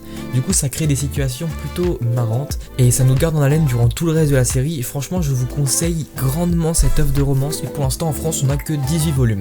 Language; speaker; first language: French; native; French